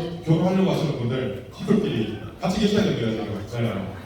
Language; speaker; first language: Korean; native; Korean